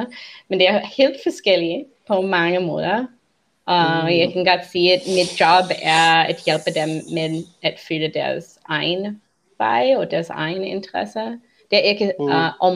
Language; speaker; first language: Danish; non-native, learner; English